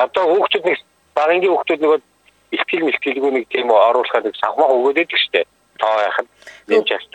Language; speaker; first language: Mongolian; native; Mongolian